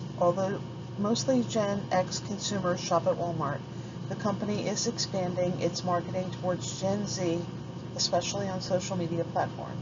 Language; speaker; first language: English; native; English